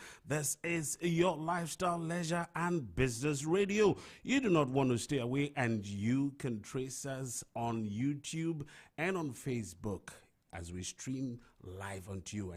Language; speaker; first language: English; non-native, local second language; Akan